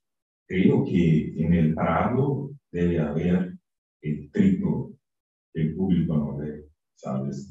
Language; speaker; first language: Spanish; non-native, fluent; Portuguese